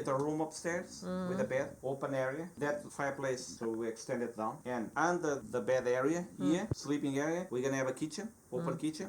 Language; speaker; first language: English; non-native, fluent; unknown